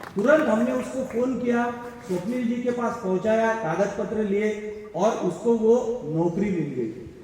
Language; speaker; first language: Hindi; non-native, local second language; Marathi